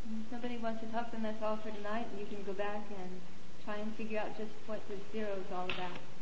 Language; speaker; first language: English; native; English